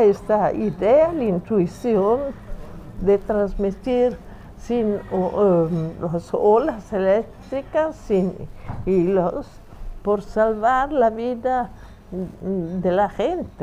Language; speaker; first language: Spanish; non-native, fluent; Italian